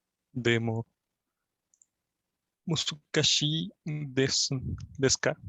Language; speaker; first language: Japanese; non-native, learner; Spanish